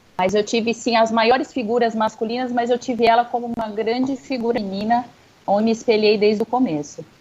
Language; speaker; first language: Portuguese; native; Portuguese